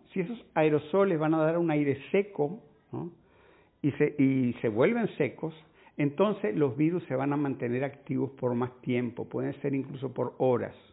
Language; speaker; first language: Spanish; native; Spanish